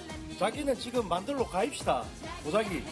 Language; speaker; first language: Korean; native; Korean